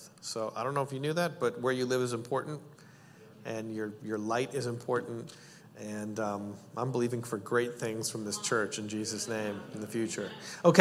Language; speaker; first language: English; native; English